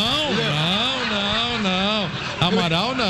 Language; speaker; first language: Portuguese; native; Portuguese